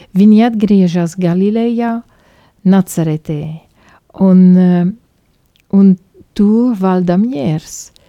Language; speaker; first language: Latvian; non-native, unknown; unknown